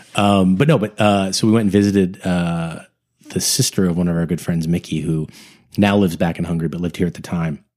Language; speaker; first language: English; native; English